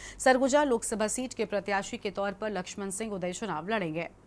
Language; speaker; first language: Hindi; native; Hindi